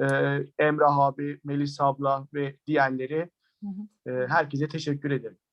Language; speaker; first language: Turkish; early bilingual, heritage; Turkish